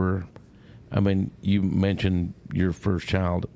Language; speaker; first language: English; early bilingual, other home language; Spanish